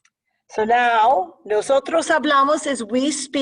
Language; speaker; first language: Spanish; non-native, fluent; English